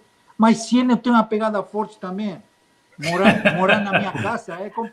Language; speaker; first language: Portuguese; non-native, fluent; Spanish